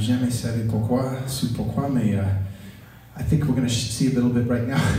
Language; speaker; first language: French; non-native, local second language; English